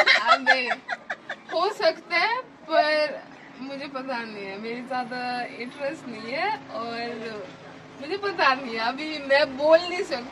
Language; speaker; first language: Hindi; non-native, learner; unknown